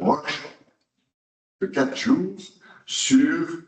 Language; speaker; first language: French; non-native, local second language; Dutch